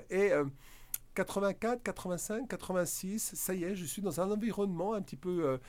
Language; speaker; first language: French; native; French